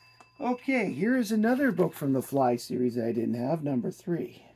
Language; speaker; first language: English; native; English